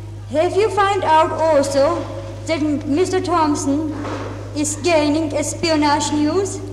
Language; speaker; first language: English; non-native, fluent; Czech